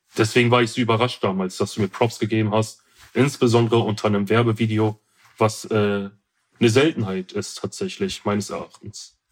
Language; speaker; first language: German; early bilingual, other home language; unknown